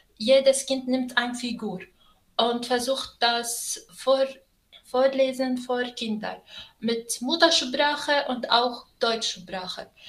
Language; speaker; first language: German; non-native, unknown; Arabic